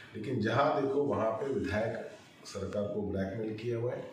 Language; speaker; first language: Hindi; non-native, local second language; Marathi